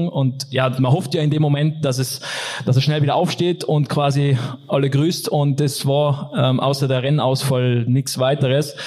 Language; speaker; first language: German; native; German